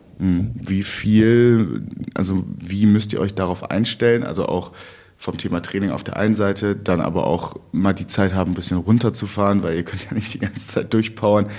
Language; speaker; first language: German; native; German